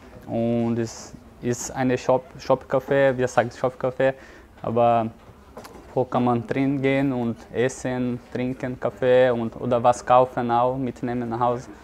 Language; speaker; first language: German; non-native, learner; Portuguese